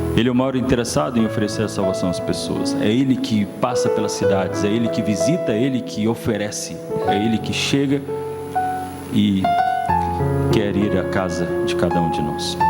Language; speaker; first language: Portuguese; native; Portuguese